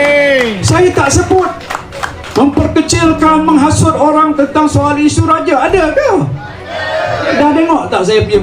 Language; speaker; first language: Malay; native; Malay